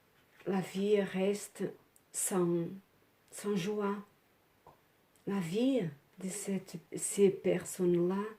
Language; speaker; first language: French; non-native, learner; Portuguese